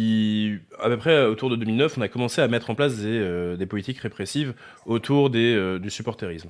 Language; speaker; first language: French; native; French